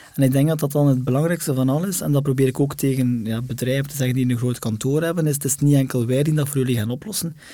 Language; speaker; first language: Dutch; native; Dutch